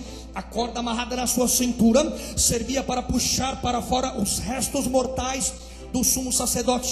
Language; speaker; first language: Portuguese; native; Portuguese